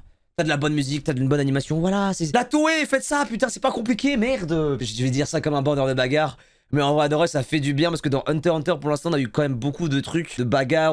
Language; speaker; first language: French; native; French